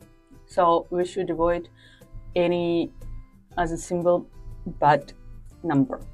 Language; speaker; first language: English; non-native, fluent; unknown